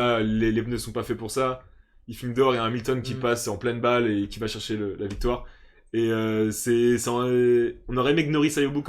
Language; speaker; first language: French; native; French